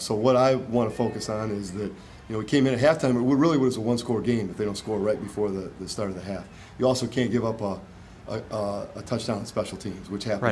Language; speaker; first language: English; native; English